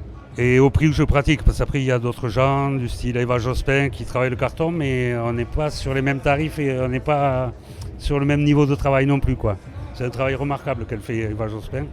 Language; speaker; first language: French; native; French